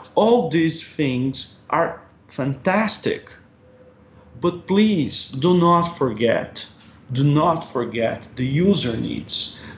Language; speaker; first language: English; non-native, fluent; Portuguese